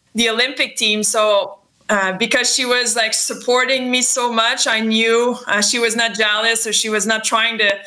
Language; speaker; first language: English; non-native, fluent; French